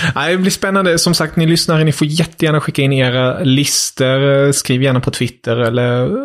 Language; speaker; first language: Swedish; non-native, fluent; German